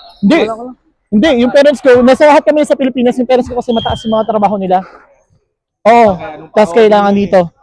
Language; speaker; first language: Filipino; native; Filipino